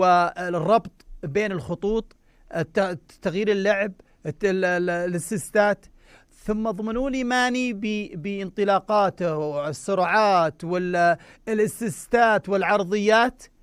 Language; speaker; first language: Arabic; native; Arabic